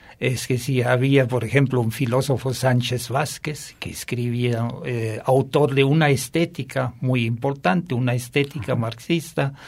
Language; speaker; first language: Spanish; non-native, fluent; German